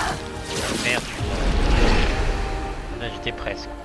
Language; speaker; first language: French; native; French